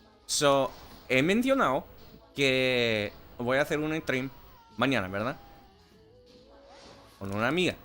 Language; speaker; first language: Spanish; non-native, learner; English